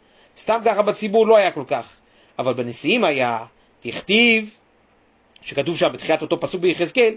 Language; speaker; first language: Hebrew; native; Hebrew